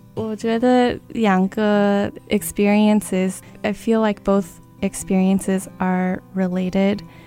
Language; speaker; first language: English; early bilingual, other home language; Chinese